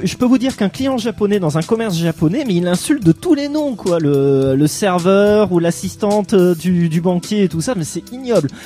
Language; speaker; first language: French; native; French